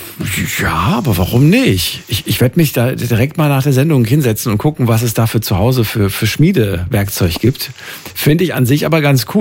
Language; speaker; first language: German; native; German